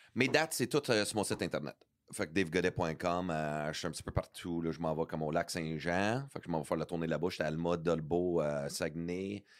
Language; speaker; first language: French; early bilingual, heritage; English